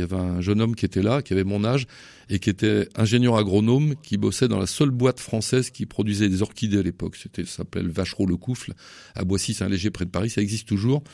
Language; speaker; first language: French; native; French